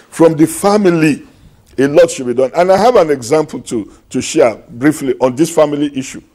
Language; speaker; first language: English; non-native, local second language; Yoruba